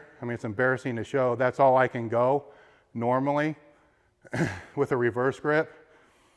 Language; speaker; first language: English; native; English